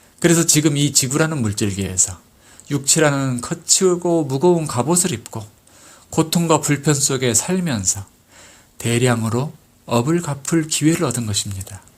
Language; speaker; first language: Korean; native; Korean